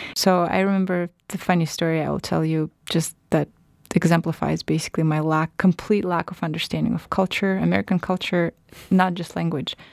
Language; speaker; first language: English; non-native, fluent; Russian